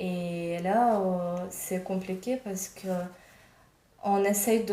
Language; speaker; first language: French; non-native, fluent; Ukrainian